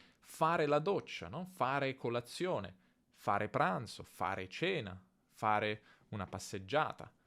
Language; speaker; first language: Italian; native; Italian